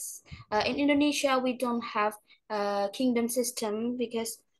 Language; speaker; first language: English; non-native, learner; Indonesian